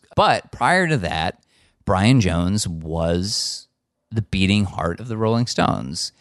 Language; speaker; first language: English; native; English